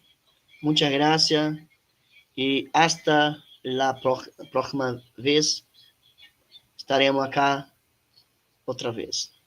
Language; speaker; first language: Spanish; non-native, learner; Portuguese